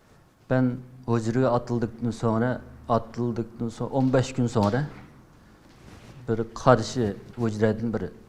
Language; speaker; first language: Turkish; non-native, learner; Uyghur